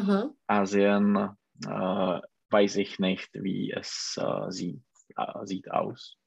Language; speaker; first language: German; non-native, learner; Czech